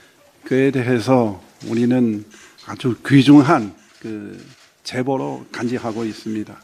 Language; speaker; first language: Korean; non-native, fluent; Chinese